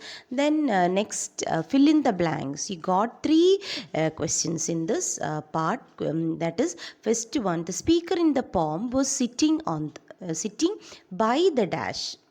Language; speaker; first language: English; non-native, local second language; Malayalam